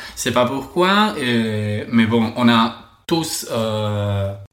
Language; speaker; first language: French; non-native, fluent; Spanish